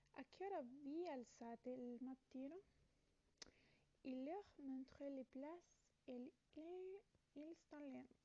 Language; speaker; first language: French; non-native, learner; Italian